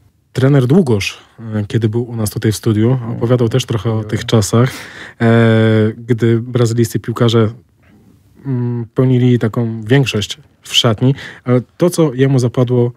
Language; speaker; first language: Polish; native; Polish